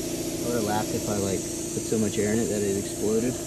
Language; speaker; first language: English; native; English